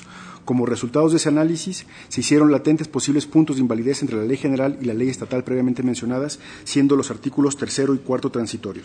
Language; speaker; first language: Spanish; native; Spanish